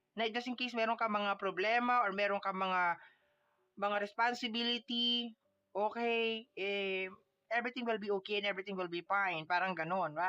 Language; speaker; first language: Filipino; non-native, local second language; Waray